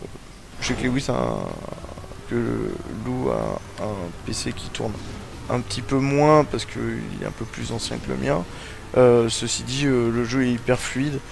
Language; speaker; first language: French; native; French